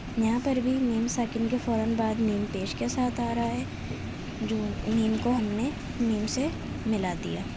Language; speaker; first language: Urdu; native; Urdu